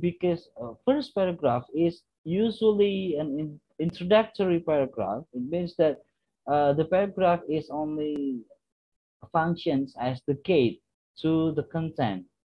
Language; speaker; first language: English; non-native, fluent; Indonesian